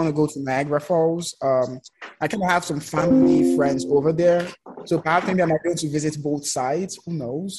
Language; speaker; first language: English; non-native, local second language; Yoruba